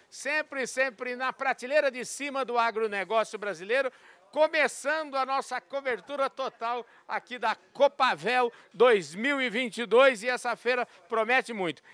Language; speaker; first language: Portuguese; native; Portuguese